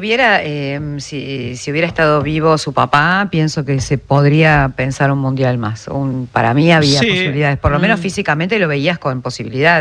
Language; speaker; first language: Spanish; native; Spanish